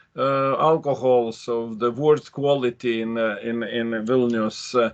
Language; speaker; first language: English; non-native, fluent; Lithuanian